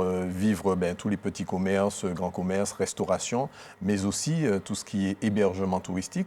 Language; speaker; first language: French; native; French